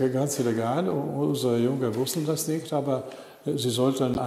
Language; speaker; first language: German; non-native, learner; Italian